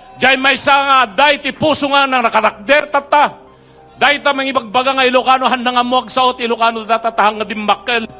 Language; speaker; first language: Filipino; non-native, local second language; Iloko